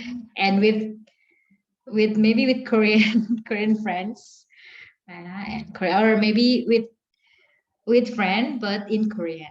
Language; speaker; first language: English; non-native, fluent; Indonesian